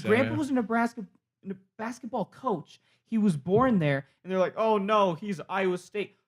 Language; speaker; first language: English; native; English